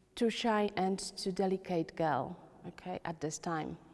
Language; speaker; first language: English; non-native, learner; Polish